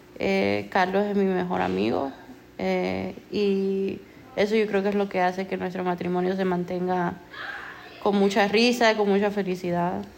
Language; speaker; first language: Spanish; non-native, fluent; English